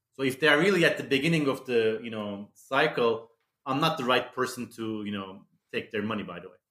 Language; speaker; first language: English; non-native, fluent; Turkish